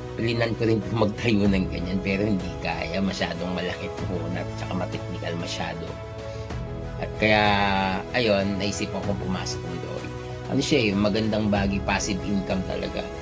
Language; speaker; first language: Filipino; native; Filipino